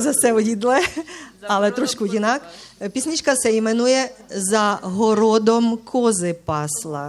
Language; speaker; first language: Czech; non-native, fluent; Ukrainian